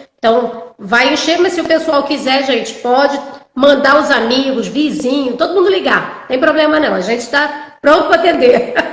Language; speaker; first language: Portuguese; native; Portuguese